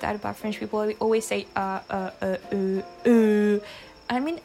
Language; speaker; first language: English; non-native, fluent; French